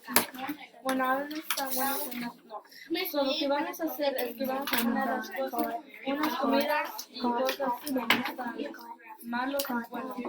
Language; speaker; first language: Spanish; early bilingual, other home language; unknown